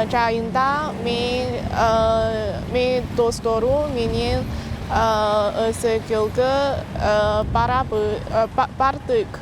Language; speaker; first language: Kyrgyz; non-native, learner; Chinese